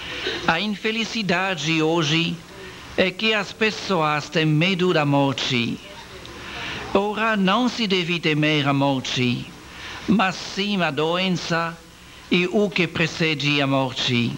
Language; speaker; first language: Portuguese; non-native, learner; French